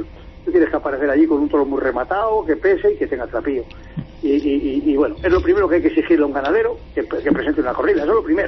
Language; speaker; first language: Spanish; native; Spanish